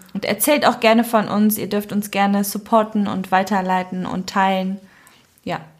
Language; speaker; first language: German; native; German